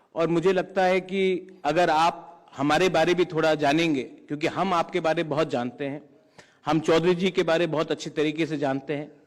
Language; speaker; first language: Hindi; non-native, local second language; Kok Borok